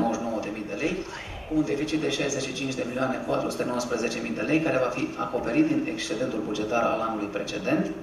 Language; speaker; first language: Romanian; native; Romanian